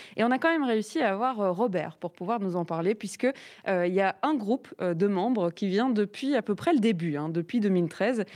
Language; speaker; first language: French; native; French